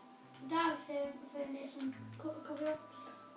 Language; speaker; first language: Welsh; native; Welsh